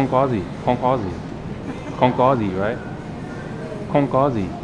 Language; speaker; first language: Vietnamese; non-native, learner; English